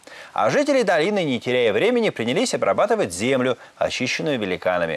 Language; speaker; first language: Russian; native; Russian